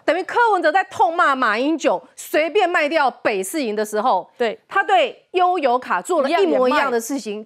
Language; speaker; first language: Chinese; native; Chinese